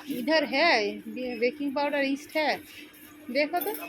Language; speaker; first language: Hindi; non-native, local second language; Bangla